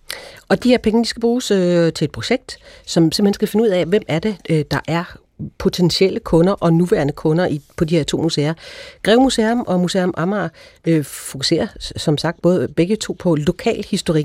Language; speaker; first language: Danish; native; Danish